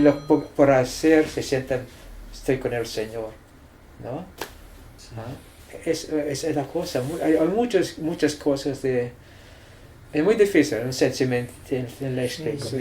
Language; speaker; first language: Spanish; non-native, fluent; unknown